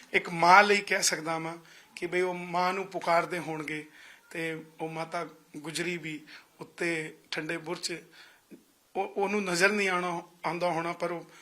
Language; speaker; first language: Punjabi; non-native, local second language; Hindi